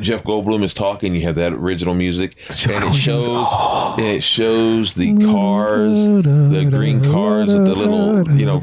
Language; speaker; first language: English; native; English